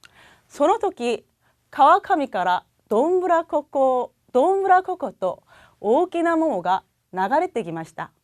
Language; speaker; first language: Japanese; non-native, fluent; Korean